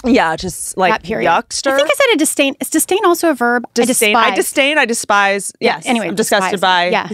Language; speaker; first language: English; native; English